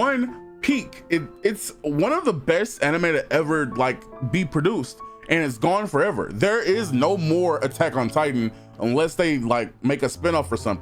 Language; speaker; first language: English; native; English